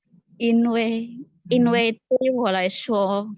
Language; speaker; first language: Chinese; non-native, learner; Indonesian